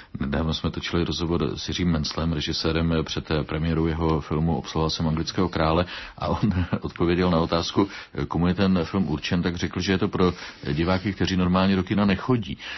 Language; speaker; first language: Czech; native; Czech